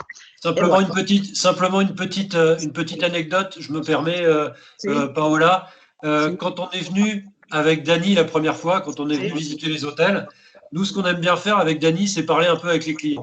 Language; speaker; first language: French; native; French